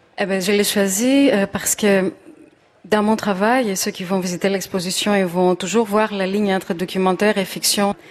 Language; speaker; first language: French; non-native, fluent; Greek